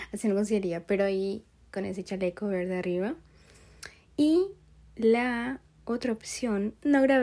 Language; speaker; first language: Spanish; non-native, fluent; Portuguese